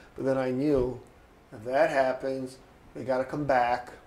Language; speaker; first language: English; native; English